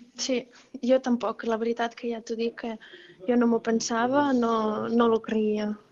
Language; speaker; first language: Catalan; non-native, fluent; Ukrainian